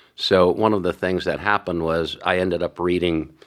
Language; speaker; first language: English; early bilingual, other home language; Hungarian